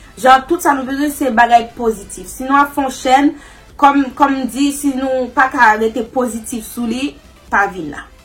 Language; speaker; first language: Haitian Creole; early bilingual, heritage; Haitian Creole